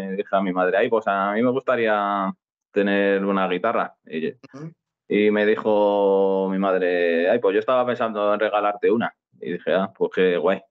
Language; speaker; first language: Spanish; native; Spanish